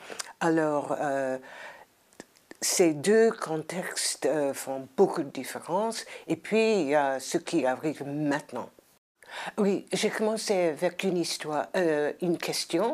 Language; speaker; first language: French; non-native, fluent; English